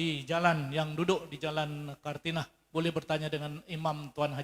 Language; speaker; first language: Malay; native; Malay